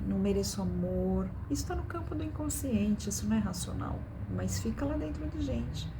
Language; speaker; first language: Portuguese; native; Portuguese